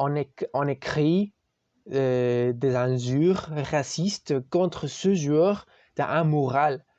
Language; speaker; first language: French; non-native, learner; Spanish